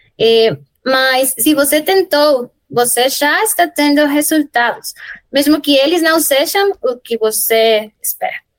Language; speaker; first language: Portuguese; non-native, fluent; Spanish